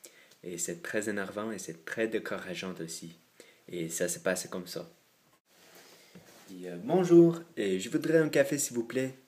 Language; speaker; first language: French; non-native, fluent; English